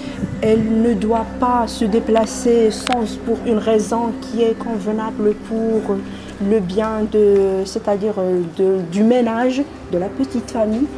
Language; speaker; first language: French; non-native, local second language; Arabic